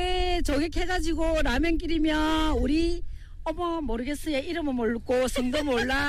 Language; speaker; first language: Korean; native; Korean